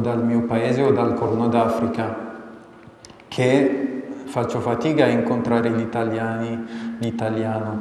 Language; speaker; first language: Italian; non-native, fluent; Amharic